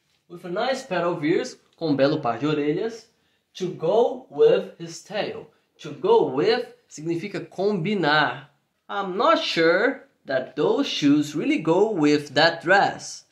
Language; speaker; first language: English; non-native, fluent; Portuguese